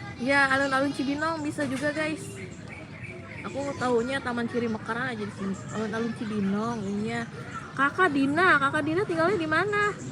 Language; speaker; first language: Indonesian; native; Indonesian